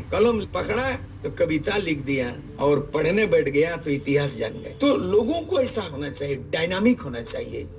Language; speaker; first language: Hindi; non-native, local second language; Santali